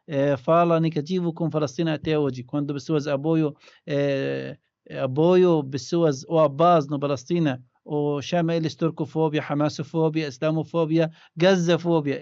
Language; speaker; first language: Portuguese; non-native, learner; Arabic